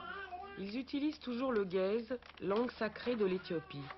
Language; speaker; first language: French; native; French